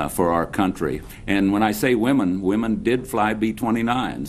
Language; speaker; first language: English; native; English